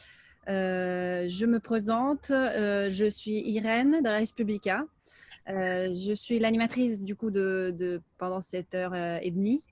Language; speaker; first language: French; native; French